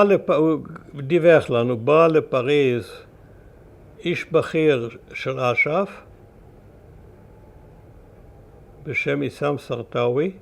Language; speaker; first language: Hebrew; early bilingual, other home language; German